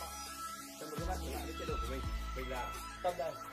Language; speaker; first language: Vietnamese; native; Vietnamese